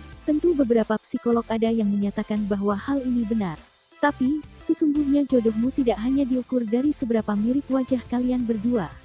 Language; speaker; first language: Indonesian; native; Indonesian